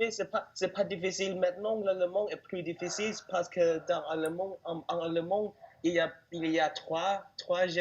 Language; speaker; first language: French; non-native, learner; Thai